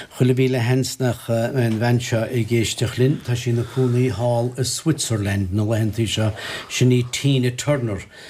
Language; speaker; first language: Irish; native; Irish